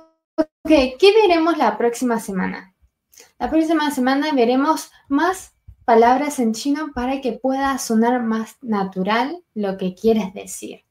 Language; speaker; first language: Spanish; non-native, fluent; Chinese